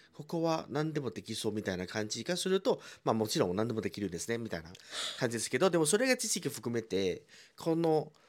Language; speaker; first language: Japanese; non-native, fluent; Chinese